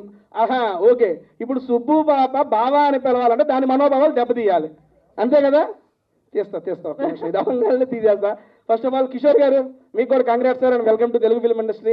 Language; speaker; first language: Telugu; native; Telugu